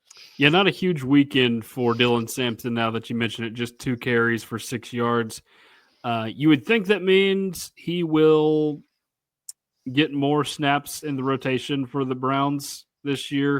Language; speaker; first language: English; native; English